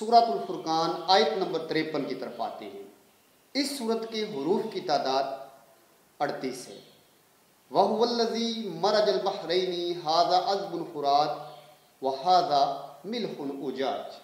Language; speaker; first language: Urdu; native; Urdu